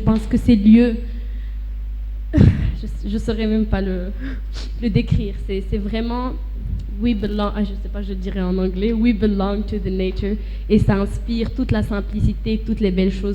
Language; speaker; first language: French; non-native, local second language; Arabic